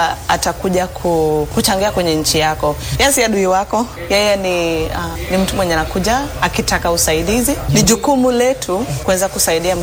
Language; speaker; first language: Swahili; early bilingual, other home language; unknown